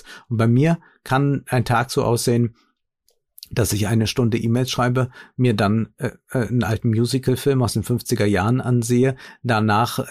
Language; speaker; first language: German; native; German